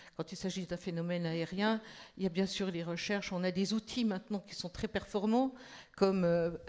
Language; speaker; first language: French; native; French